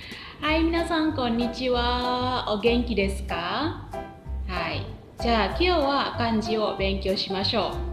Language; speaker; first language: Japanese; non-native, fluent; Indonesian